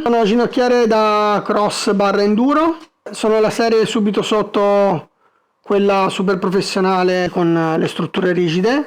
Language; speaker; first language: Italian; native; Italian